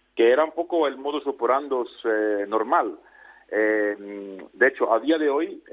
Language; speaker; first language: Spanish; non-native, fluent; Dutch